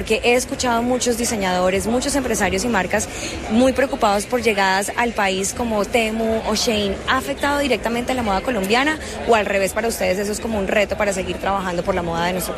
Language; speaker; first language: Spanish; native; Spanish